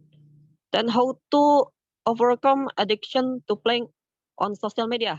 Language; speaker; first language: English; non-native, learner; Indonesian